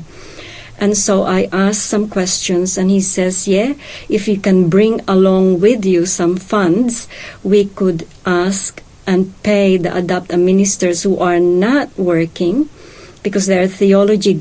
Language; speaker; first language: English; non-native, local second language; Hiligaynon